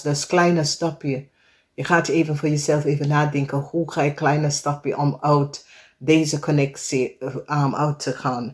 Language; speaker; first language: Dutch; non-native, learner; English